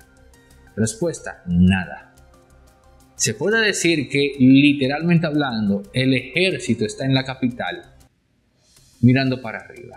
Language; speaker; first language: Spanish; native; Spanish